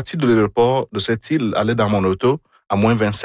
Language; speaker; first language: French; non-native, fluent; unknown